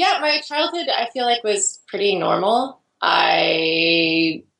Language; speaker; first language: English; native; English